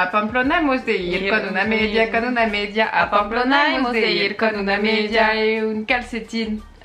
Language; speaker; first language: Spanish; non-native, learner; French